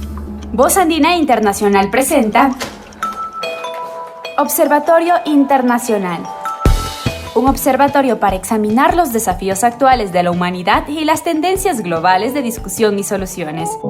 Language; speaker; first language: Spanish; native; Spanish